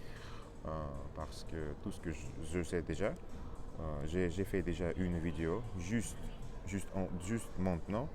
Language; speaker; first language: French; non-native, learner; Russian